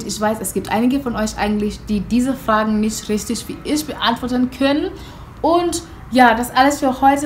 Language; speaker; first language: German; non-native, fluent; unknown